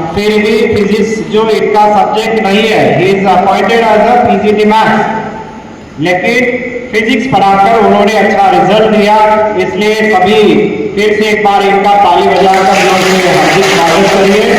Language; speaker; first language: Hindi; non-native, local second language; Marathi